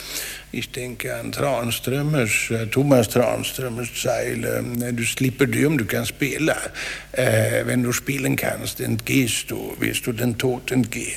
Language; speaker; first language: German; non-native, fluent; Swedish